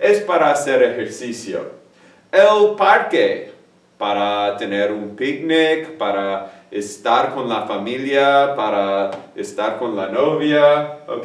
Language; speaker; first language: Spanish; non-native, fluent; English